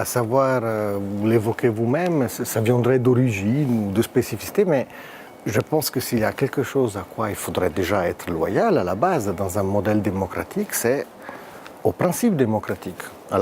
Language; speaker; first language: French; native; French